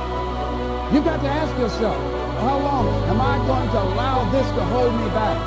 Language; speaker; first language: English; native; English